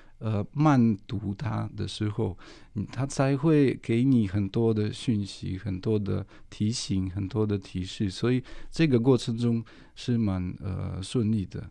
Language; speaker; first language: Chinese; non-native, fluent; Russian